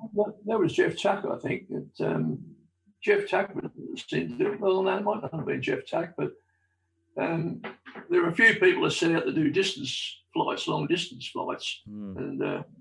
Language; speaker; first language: English; native; English